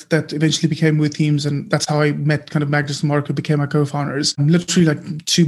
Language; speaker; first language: English; non-native, local second language; Afrikaans